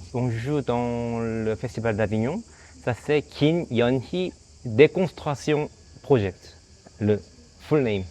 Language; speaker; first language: French; non-native, fluent; Korean